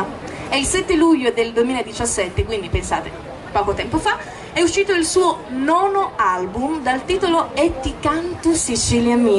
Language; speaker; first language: Italian; native; Italian